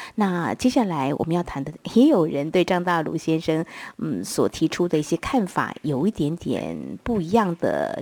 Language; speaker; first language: Chinese; non-native, local second language; Min Nan Chinese